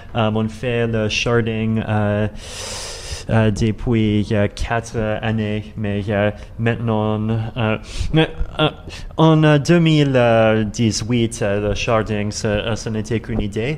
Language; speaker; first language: French; non-native, learner; Russian